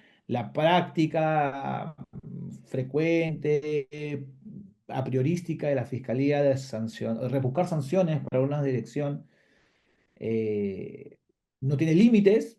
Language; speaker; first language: Spanish; native; Spanish